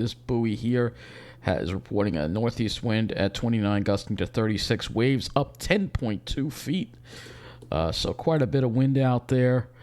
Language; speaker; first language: English; native; English